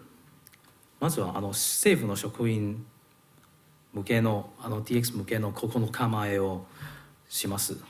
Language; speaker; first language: Japanese; non-native, learner; Cantonese